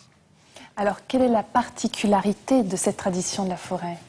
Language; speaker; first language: French; native; French